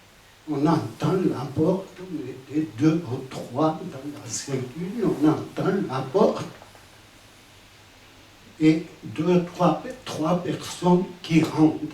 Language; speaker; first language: French; non-native, fluent; Spanish